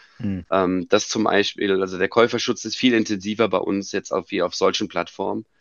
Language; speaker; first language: German; native; German